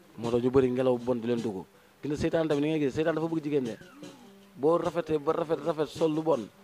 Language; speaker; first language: Wolof; native; Wolof